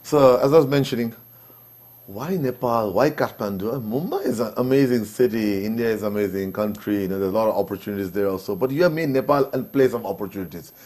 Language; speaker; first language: English; non-native, local second language; Nepali